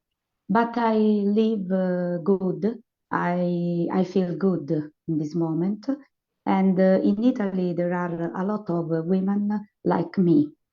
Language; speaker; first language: English; non-native, learner; Italian